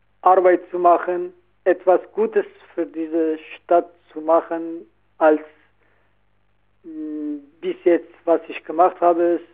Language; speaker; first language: German; non-native, learner; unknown